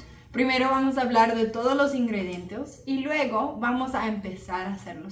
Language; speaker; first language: Spanish; early bilingual, heritage; Spanish